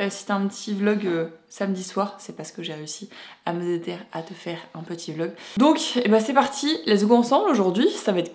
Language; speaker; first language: French; native; French